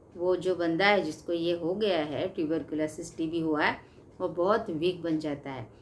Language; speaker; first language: Hindi; non-native, local second language; Marathi